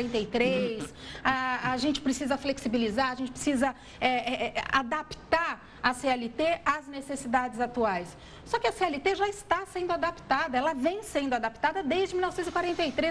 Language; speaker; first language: Portuguese; native; Portuguese